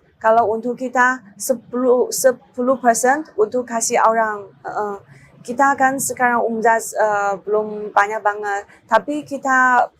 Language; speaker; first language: Indonesian; non-native, learner; Chinese